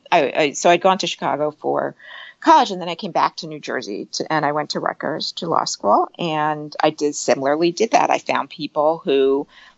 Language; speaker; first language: English; native; English